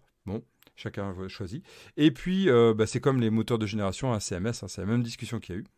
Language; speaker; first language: French; native; French